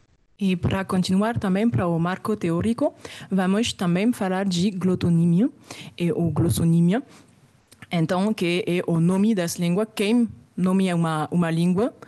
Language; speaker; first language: Portuguese; non-native, fluent; French